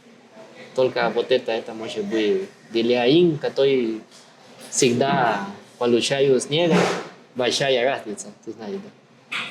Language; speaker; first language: Russian; non-native, learner; Spanish